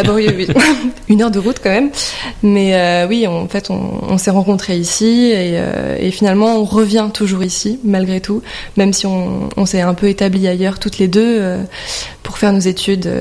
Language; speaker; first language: French; native; French